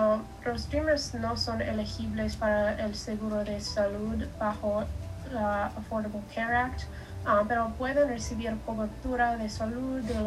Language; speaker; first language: Spanish; non-native, learner; English